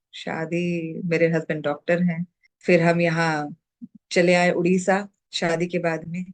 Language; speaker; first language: Hindi; native; Hindi